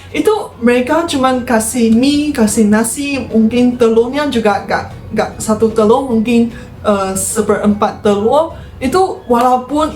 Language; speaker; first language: Indonesian; non-native, fluent; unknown